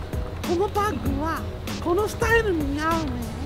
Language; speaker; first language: Japanese; non-native, fluent; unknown